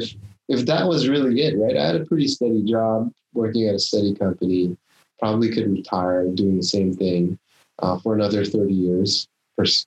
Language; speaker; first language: English; non-native, local second language; Korean